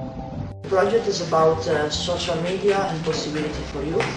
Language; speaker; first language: English; non-native, learner; Italian